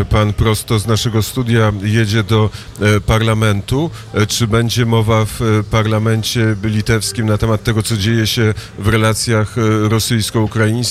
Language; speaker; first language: Polish; native; Polish